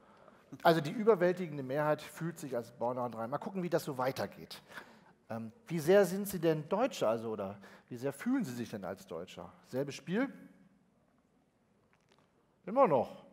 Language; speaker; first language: German; native; German